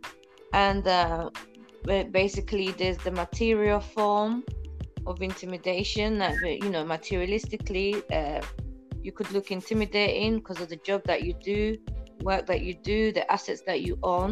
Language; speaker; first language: English; non-native, local second language; Ganda